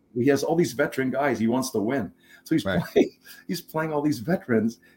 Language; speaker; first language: English; non-native, fluent; German